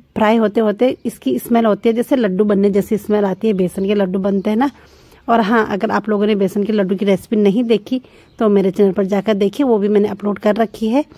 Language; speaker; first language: Hindi; native; Hindi